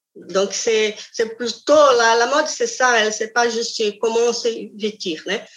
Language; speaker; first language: French; non-native, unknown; Portuguese